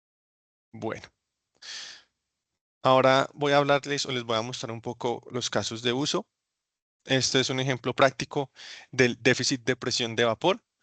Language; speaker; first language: Spanish; native; Spanish